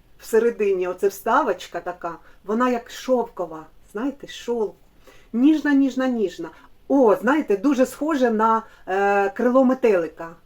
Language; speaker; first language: Ukrainian; non-native, local second language; Russian